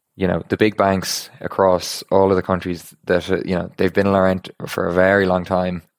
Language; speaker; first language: English; native; English